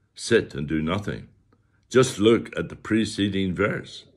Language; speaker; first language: English; native; English